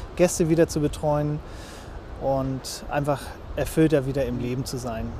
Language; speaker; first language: German; native; German